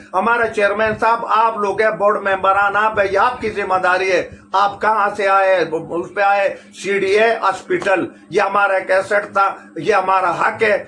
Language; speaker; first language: Urdu; non-native, local second language; Pashto